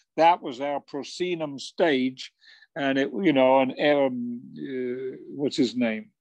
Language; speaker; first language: English; native; English